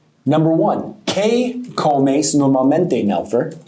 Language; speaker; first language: Spanish; non-native, learner; English